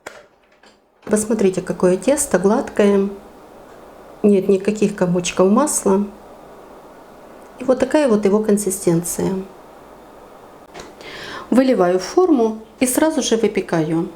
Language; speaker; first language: Russian; native; Russian